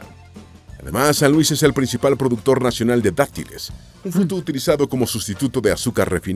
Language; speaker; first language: Spanish; native; Spanish